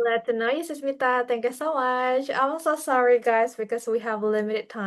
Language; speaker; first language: English; non-native, fluent; Indonesian